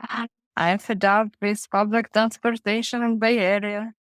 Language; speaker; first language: English; non-native, learner; Russian